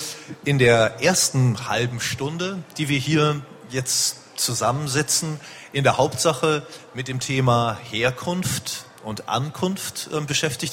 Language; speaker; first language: German; native; German